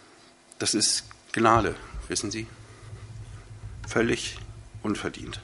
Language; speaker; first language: German; native; German